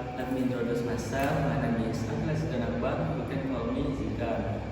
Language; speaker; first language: English; non-native, learner; Indonesian